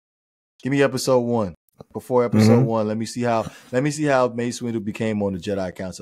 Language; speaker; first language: English; native; English